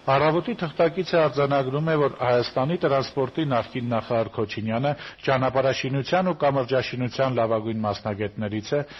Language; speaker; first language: Armenian; native; Armenian